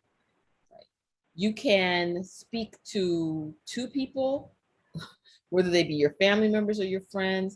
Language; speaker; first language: English; native; English